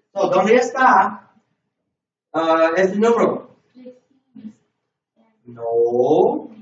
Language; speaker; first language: Spanish; non-native, learner; English